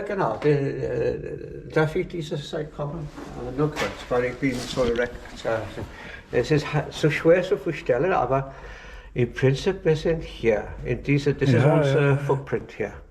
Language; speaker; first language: German; non-native, learner; English